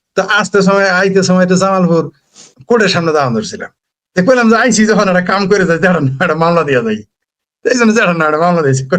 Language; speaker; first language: Bangla; native; Bangla